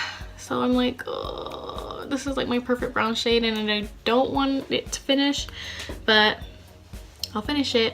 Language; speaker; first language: English; native; English